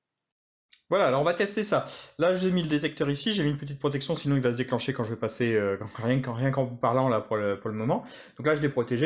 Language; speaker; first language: French; native; French